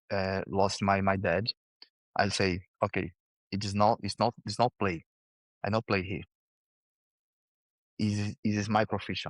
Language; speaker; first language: English; non-native, learner; Portuguese